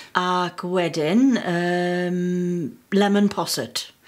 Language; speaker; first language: Welsh; non-native, learner; English